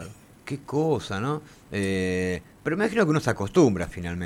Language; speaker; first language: Spanish; native; Spanish